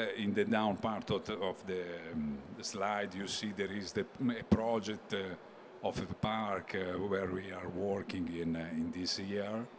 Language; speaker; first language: English; non-native, learner; Italian